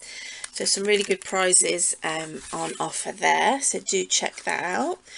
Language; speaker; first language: English; native; English